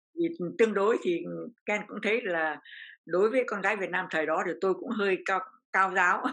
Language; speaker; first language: Vietnamese; native; Vietnamese